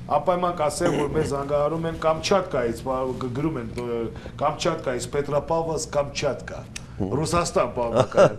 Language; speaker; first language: Armenian; native; Armenian